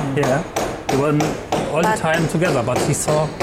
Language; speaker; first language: English; non-native, fluent; German